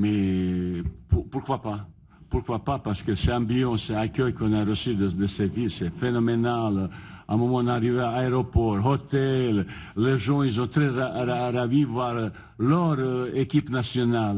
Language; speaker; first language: French; non-native, learner; Bosnian